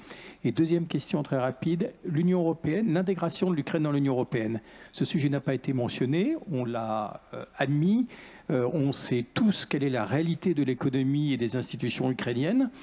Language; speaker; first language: French; native; French